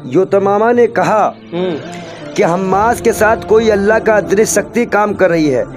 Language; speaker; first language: Hindi; native; Hindi